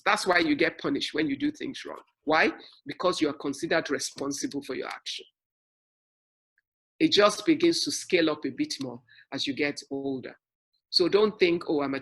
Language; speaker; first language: English; non-native, local second language; Yoruba